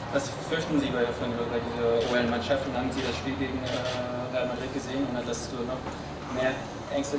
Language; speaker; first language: German; non-native, fluent; French